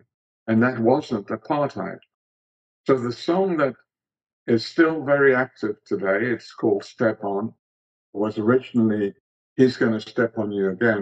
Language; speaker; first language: English; early bilingual, other home language; Greek